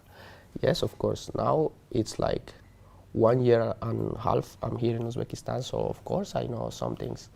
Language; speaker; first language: English; non-native, learner; Spanish